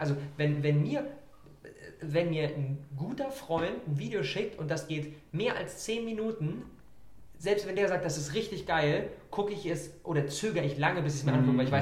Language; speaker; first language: German; native; German